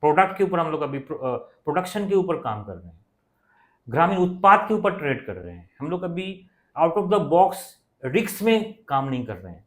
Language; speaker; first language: Hindi; non-native, local second language; Bangla